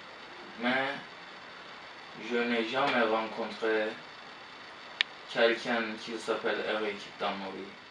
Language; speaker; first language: French; non-native, learner; Turkish